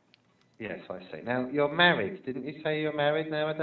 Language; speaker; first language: English; non-native, fluent; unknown